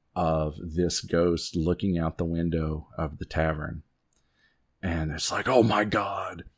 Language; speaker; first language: English; native; English